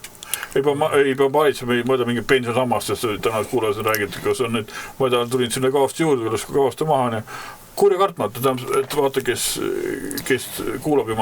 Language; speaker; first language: Estonian; native; Estonian